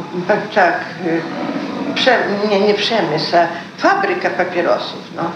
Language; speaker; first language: Polish; early bilingual, heritage; Polish